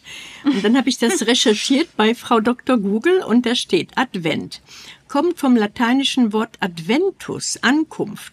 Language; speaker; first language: German; native; German